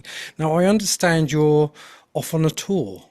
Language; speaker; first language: English; native; English